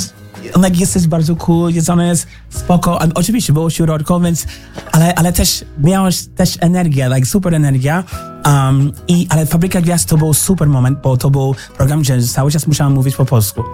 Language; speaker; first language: Polish; non-native, learner; English